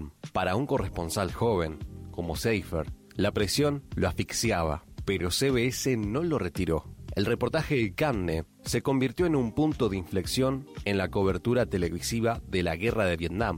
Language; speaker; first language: Spanish; native; Spanish